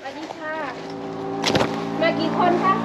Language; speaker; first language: Thai; native; Thai